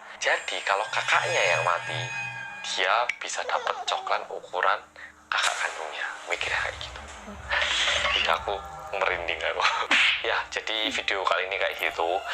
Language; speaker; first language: Indonesian; non-native, fluent; Korean